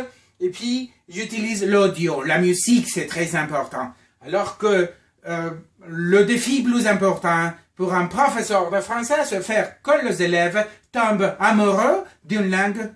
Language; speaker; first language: French; non-native, fluent; Spanish